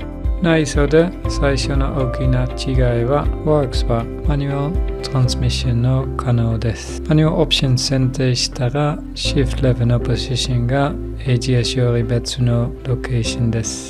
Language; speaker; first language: Japanese; non-native, learner; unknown